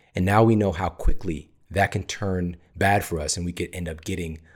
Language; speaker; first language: English; native; English